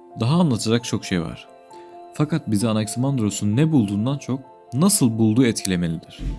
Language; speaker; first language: Turkish; native; Turkish